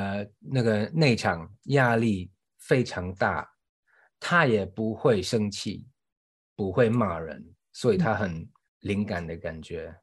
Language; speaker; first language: Chinese; non-native, fluent; English